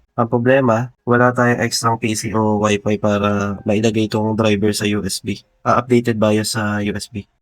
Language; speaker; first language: Filipino; native; Filipino